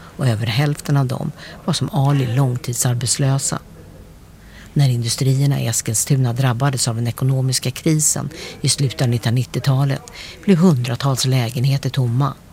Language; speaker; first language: Swedish; native; Swedish